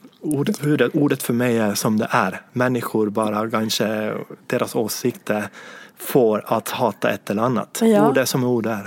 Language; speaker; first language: Swedish; non-native, fluent; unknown